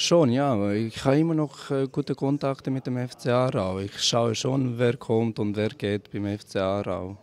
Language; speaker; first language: German; non-native, fluent; Albanian